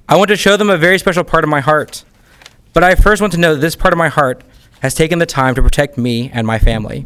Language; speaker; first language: English; native; English